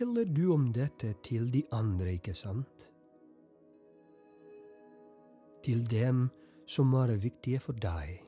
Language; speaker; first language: Norwegian; non-native, fluent; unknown